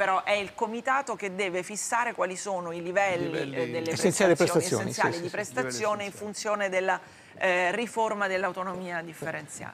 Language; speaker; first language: Italian; native; Italian